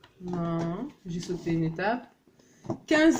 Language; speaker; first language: French; native; French